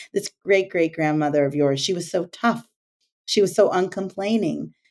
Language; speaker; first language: English; native; English